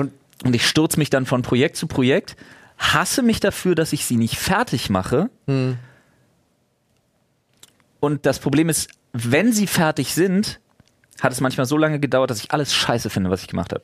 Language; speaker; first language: German; native; German